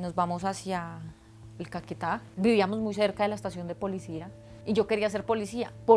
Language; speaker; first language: Spanish; native; Spanish